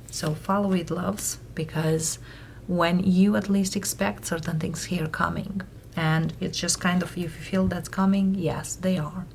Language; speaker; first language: English; non-native, fluent; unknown